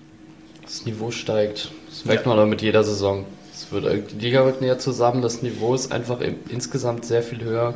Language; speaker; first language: German; native; German